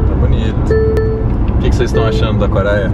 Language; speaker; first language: Portuguese; native; Portuguese